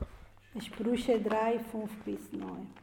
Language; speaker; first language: German; non-native, fluent; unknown